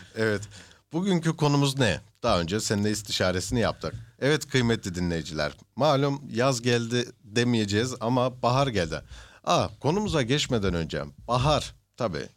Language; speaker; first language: Turkish; early bilingual, heritage; Turkish